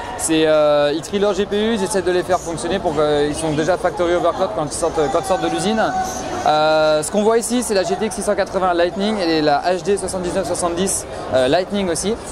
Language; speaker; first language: French; native; French